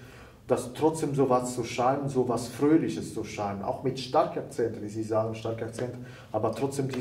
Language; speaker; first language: German; non-native, fluent; Italian